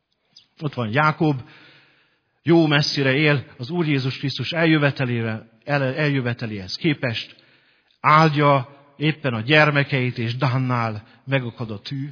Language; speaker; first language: Hungarian; native; Hungarian